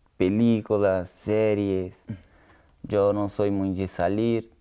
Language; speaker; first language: Spanish; non-native, learner; Portuguese